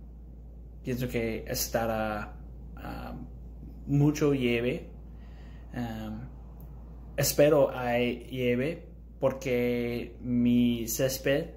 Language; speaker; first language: Spanish; non-native, learner; English